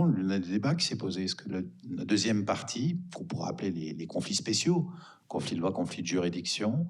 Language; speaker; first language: French; native; French